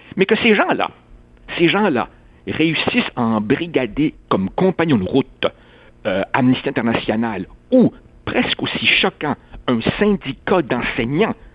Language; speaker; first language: French; early bilingual, other home language; Spanish